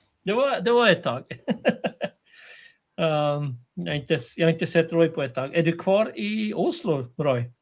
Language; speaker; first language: Swedish; non-native, fluent; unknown